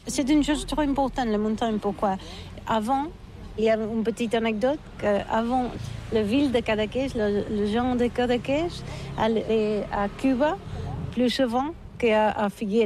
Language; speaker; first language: French; non-native, learner; Catalan